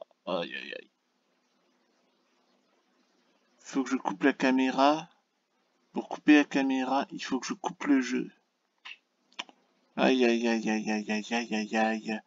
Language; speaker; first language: French; native; French